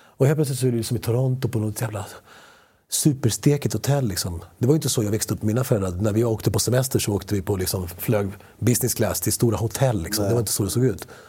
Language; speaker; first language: Swedish; early bilingual, other home language; Spanish